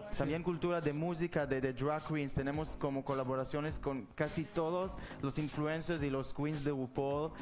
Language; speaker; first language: Spanish; non-native, learner; Hebrew